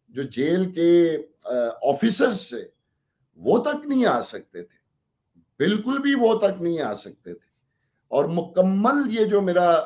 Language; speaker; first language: Urdu; non-native, local second language; Punjabi